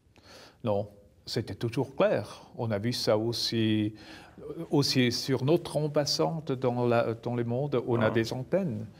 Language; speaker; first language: French; non-native, local second language; German